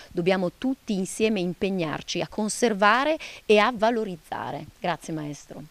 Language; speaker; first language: Italian; native; Italian